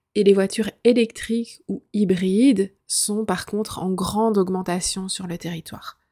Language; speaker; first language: French; native; French